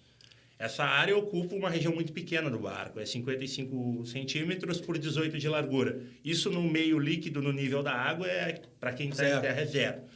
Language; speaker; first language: Portuguese; native; Portuguese